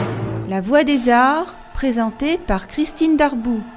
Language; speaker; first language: French; native; French